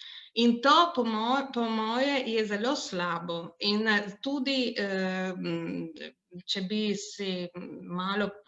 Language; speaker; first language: Slovenian; non-native, local second language; Italian